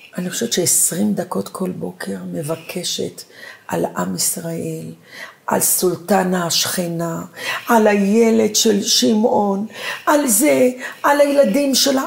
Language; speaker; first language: Hebrew; early bilingual, other home language; Arabic